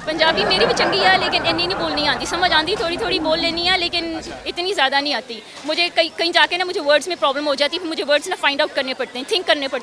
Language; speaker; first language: Hindi; early bilingual, heritage; Urdu